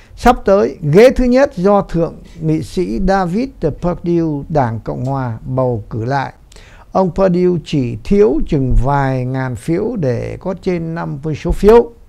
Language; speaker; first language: Vietnamese; native; Vietnamese